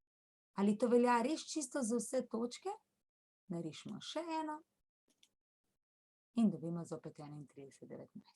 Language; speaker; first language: Slovenian; native; Slovenian